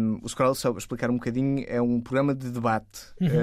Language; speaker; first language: Portuguese; native; Portuguese